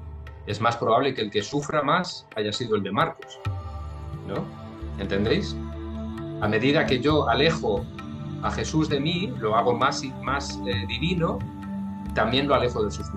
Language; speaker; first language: Spanish; native; Spanish